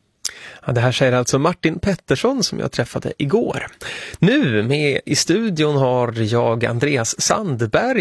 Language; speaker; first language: Swedish; native; Swedish